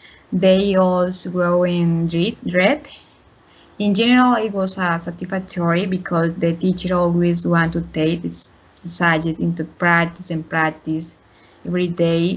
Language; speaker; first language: English; non-native, learner; Spanish